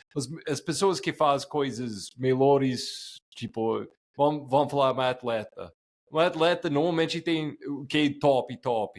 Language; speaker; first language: Portuguese; non-native, fluent; English